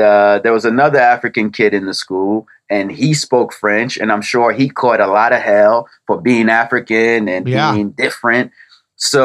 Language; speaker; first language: English; early bilingual, other home language; French